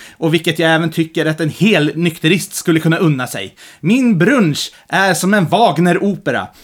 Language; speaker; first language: Swedish; native; Swedish